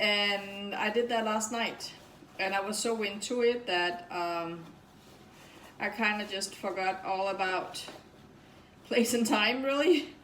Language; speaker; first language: English; non-native, fluent; Danish